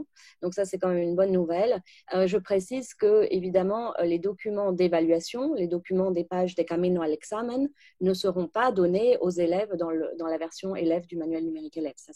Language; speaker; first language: French; native; French